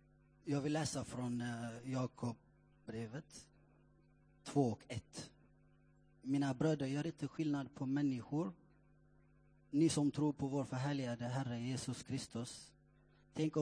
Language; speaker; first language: Swedish; non-native, fluent; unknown